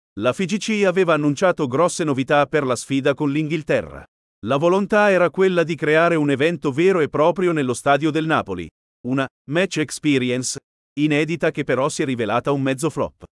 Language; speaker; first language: Italian; native; Italian